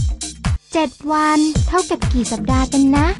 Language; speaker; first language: Thai; native; Thai